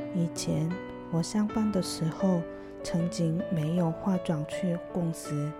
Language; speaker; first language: Chinese; non-native, fluent; Korean